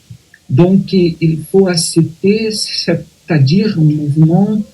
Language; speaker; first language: French; non-native, fluent; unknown